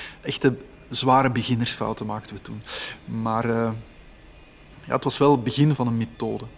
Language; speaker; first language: Dutch; native; Dutch